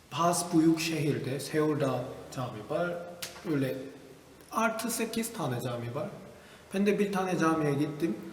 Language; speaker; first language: Turkish; non-native, learner; Korean